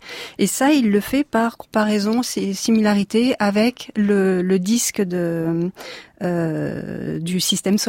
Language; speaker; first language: French; native; French